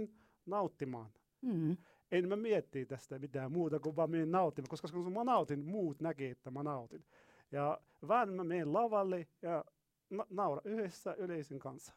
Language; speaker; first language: Finnish; non-native, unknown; Arabic